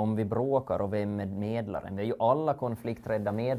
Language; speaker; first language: Swedish; native; Swedish